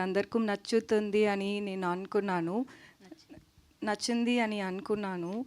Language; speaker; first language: Telugu; non-native, learner; Tamil